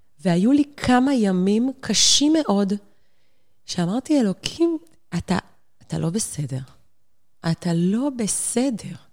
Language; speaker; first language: Hebrew; native; Hebrew